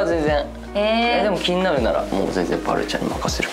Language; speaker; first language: Japanese; native; Japanese